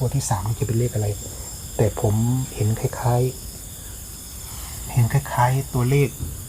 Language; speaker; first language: Thai; native; Thai